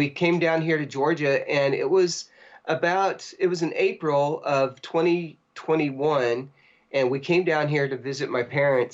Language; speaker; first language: English; native; English